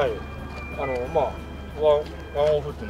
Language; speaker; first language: Japanese; native; Japanese